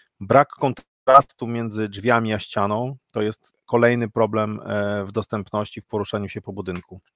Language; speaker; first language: Polish; native; Polish